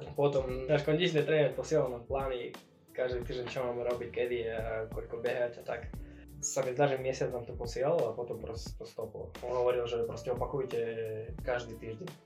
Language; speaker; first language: Slovak; non-native, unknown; Russian